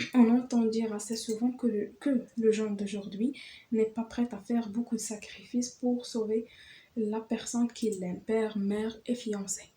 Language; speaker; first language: French; non-native, local second language; Arabic